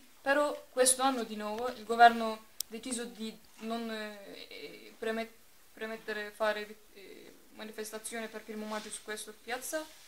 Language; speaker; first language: Italian; non-native, fluent; Turkish